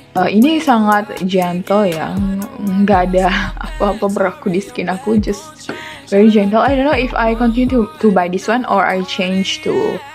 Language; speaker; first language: English; non-native, local second language; Malay